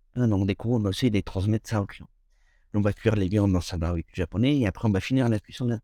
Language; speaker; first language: French; non-native, fluent; Spanish